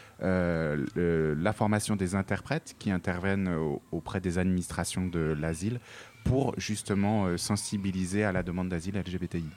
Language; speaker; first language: French; native; French